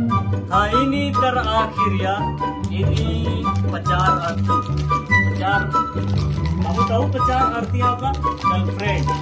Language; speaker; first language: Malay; non-native, learner; Urdu